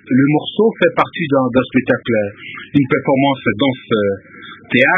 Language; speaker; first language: French; non-native, local second language; Lingala